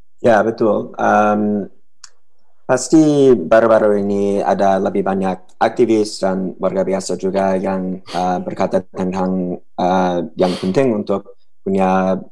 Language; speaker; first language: Indonesian; non-native, fluent; English